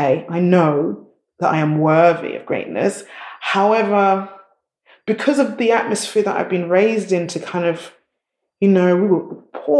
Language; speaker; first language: English; native; English